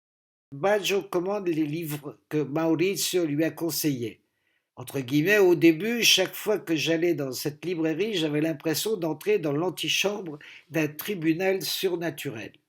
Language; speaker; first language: French; native; French